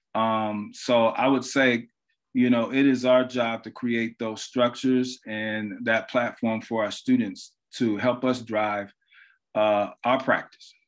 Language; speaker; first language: English; native; English